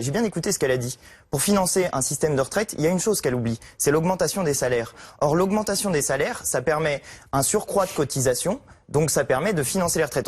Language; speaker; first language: French; native; French